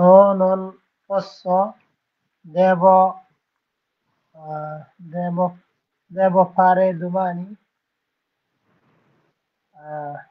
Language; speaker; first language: Italian; non-native, learner; Bangla